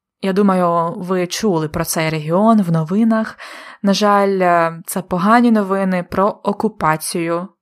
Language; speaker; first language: Ukrainian; native; Ukrainian